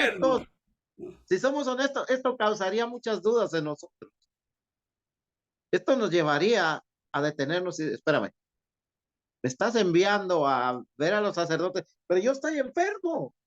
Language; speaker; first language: Spanish; native; Spanish